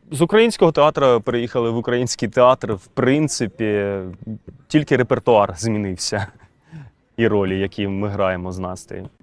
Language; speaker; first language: Ukrainian; non-native, local second language; Russian